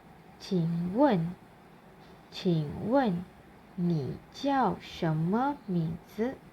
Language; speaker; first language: Chinese; non-native, fluent; Malay